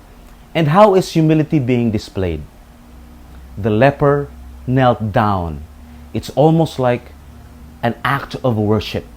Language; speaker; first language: English; non-native, local second language; Filipino